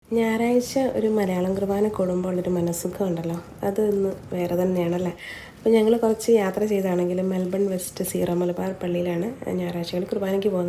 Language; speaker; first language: Malayalam; early bilingual, other home language; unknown